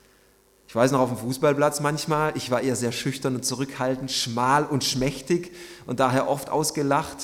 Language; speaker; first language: German; native; German